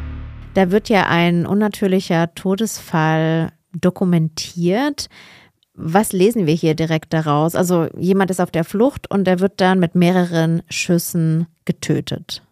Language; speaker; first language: German; native; German